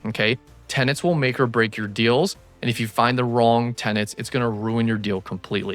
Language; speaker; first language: English; native; English